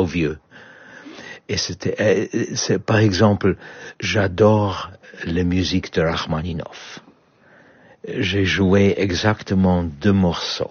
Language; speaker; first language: French; non-native, learner; Polish